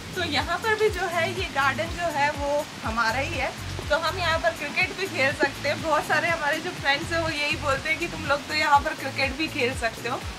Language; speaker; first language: Hindi; native; Hindi